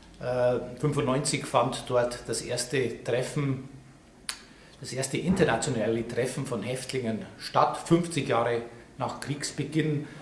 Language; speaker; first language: German; native; German